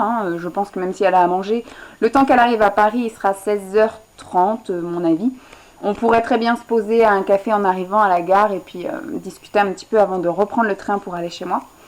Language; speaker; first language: French; native; French